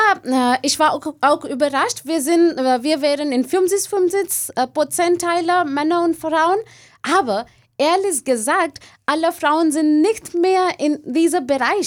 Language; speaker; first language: German; non-native, learner; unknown